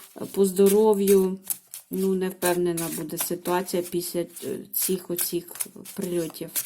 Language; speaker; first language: Ukrainian; native; Ukrainian